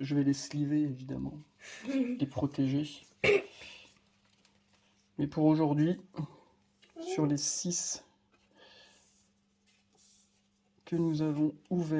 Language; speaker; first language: French; native; French